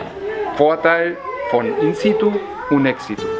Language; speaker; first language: German; non-native, learner; Spanish